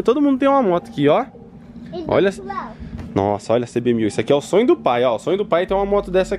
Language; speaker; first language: Portuguese; native; Portuguese